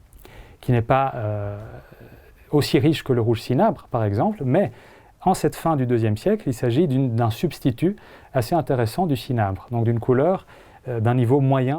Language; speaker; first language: French; non-native, fluent; Italian